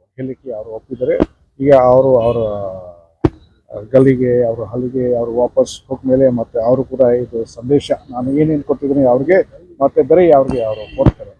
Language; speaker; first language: Kannada; non-native, learner; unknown